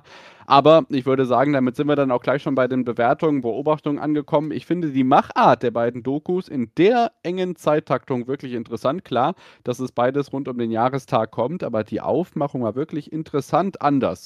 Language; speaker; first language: German; native; German